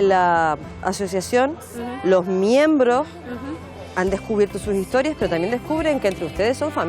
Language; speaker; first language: Spanish; native; Spanish